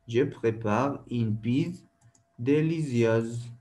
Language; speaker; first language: French; non-native, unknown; Spanish